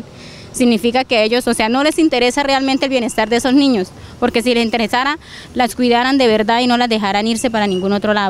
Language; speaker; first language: Spanish; native; Spanish